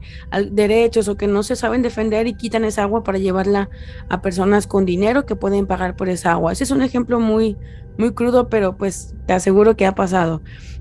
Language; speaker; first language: Spanish; native; Spanish